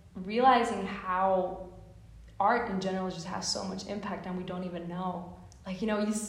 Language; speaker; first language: English; non-native, fluent; Czech